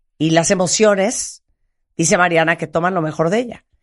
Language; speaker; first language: Spanish; native; Spanish